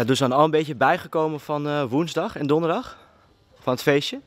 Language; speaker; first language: Dutch; native; Dutch